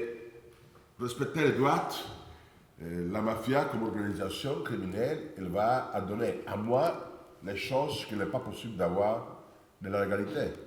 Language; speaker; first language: French; non-native, fluent; Italian